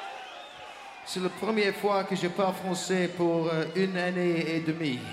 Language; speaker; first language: French; non-native, learner; English